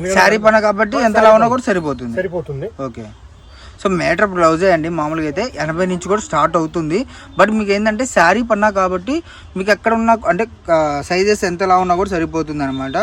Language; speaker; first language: Telugu; native; Telugu